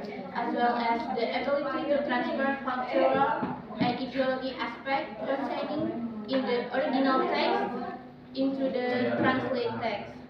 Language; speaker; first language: English; non-native, learner; Indonesian